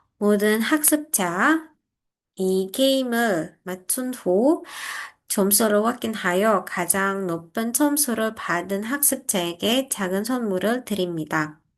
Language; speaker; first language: Korean; non-native, fluent; Indonesian